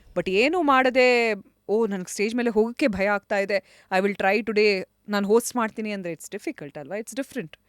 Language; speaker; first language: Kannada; non-native, local second language; Konkani